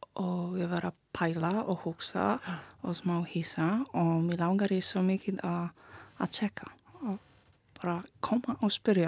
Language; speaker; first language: Icelandic; non-native, learner; Polish